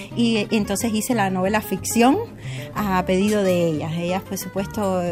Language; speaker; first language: Spanish; native; Spanish